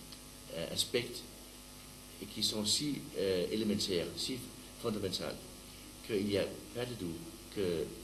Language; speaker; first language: French; non-native, learner; Danish